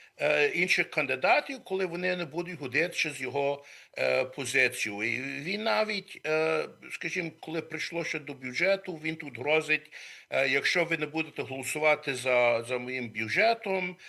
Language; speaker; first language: Ukrainian; early bilingual, heritage; Ukrainian